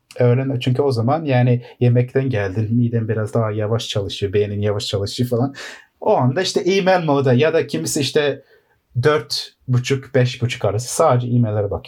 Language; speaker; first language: Turkish; early bilingual, heritage; Turkish